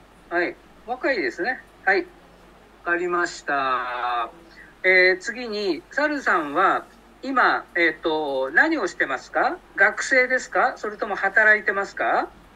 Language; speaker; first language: Japanese; native; Japanese